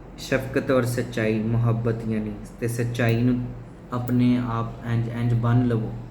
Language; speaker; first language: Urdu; non-native, local second language; Punjabi